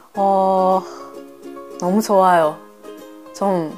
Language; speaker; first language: Korean; non-native, fluent; Japanese